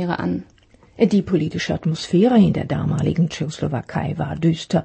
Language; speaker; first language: German; non-native, fluent; Czech